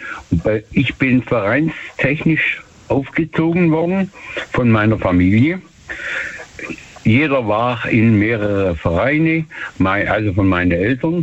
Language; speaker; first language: German; native; German